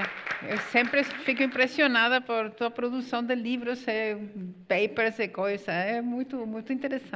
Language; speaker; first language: Portuguese; non-native, fluent; Spanish